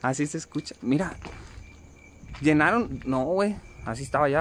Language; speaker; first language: Spanish; native; Spanish